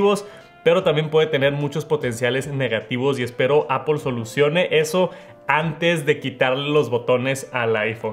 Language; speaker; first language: Spanish; native; Spanish